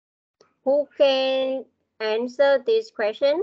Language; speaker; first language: English; non-native, learner; Vietnamese